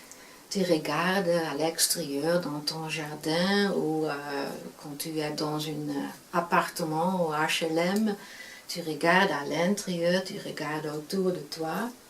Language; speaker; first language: French; non-native, fluent; Dutch